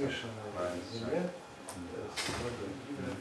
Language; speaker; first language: Russian; native; Russian